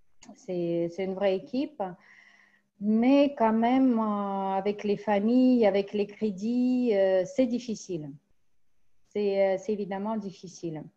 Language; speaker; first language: French; non-native, fluent; Russian